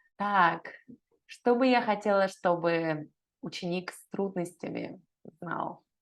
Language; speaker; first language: Russian; native; Russian